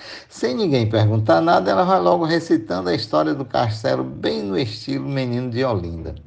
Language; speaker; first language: Portuguese; native; Portuguese